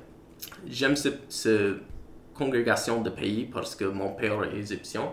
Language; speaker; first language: French; non-native, learner; English